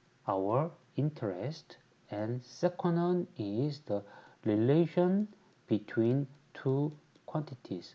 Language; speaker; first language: English; non-native, fluent; Korean